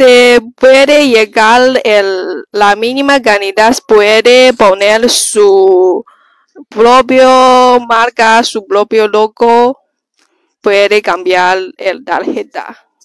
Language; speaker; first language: Spanish; non-native, learner; Chinese